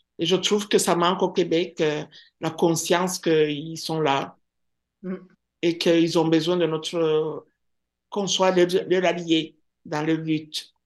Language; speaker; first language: French; non-native, local second language; Kinyarwanda